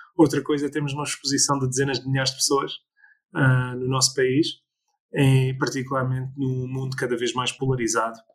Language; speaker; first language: Portuguese; early bilingual, other home language; English